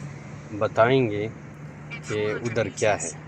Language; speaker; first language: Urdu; non-native, local second language; Pashto